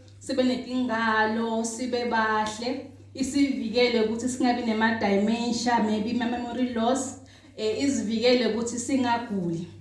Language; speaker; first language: Zulu; non-native, local second language; Swati